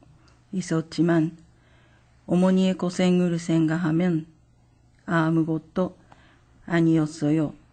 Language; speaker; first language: Korean; non-native, fluent; Japanese